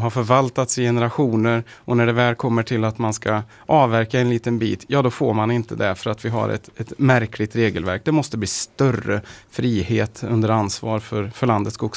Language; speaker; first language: Swedish; native; Swedish